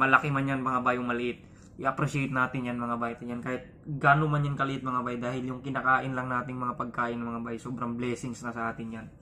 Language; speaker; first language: Filipino; non-native, local second language; Cebuano